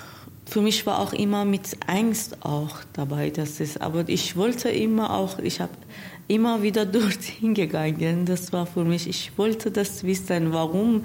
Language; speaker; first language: German; non-native, learner; Persian